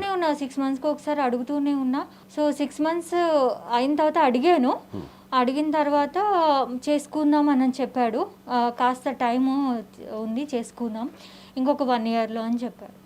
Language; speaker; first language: Telugu; native; Telugu